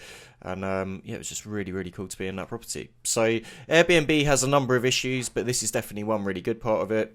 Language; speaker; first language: English; native; English